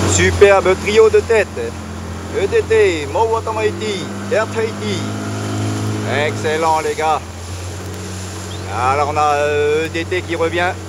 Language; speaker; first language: French; native; French